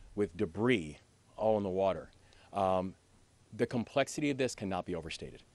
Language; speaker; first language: English; native; English